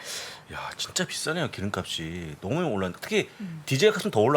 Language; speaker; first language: Korean; native; Korean